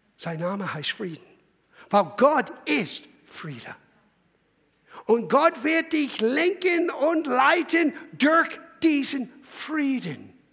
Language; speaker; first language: German; non-native, fluent; English